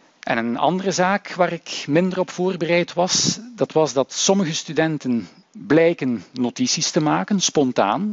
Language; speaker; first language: Dutch; native; Dutch